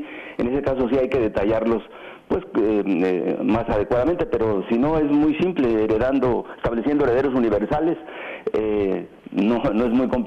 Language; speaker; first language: Spanish; native; Spanish